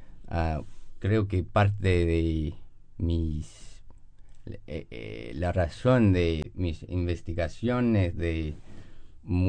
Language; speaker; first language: Spanish; non-native, learner; English